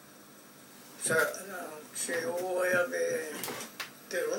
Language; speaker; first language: Hebrew; non-native, fluent; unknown